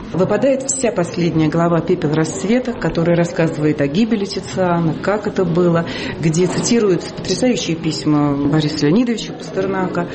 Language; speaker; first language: Russian; native; Russian